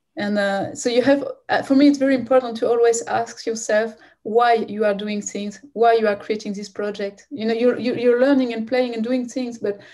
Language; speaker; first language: English; non-native, fluent; French